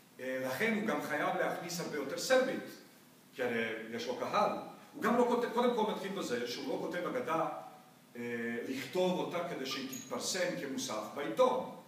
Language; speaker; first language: Hebrew; non-native, fluent; Bosnian